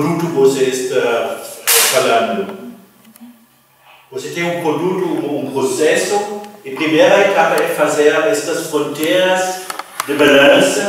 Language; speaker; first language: Portuguese; non-native, fluent; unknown